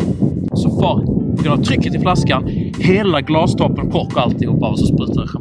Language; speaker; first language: Swedish; native; Swedish